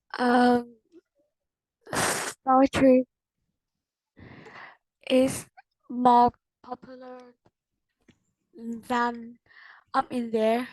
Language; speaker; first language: English; non-native, learner; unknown